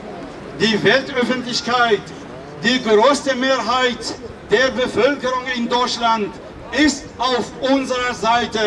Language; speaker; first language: German; non-native, fluent; Kurdish